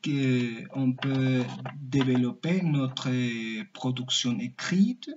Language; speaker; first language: French; non-native, learner; Spanish